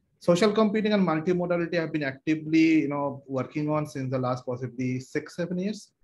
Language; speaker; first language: English; non-native, local second language; Bangla